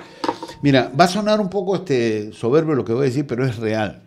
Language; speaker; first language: Spanish; native; Spanish